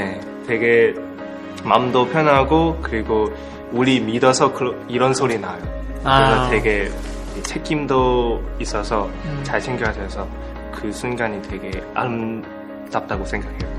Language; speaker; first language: Korean; non-native, learner; Cantonese